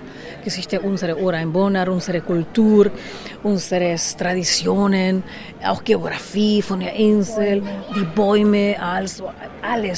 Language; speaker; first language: German; non-native, learner; Spanish